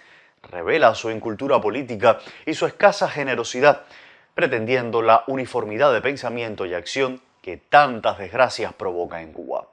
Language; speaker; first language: Spanish; native; Spanish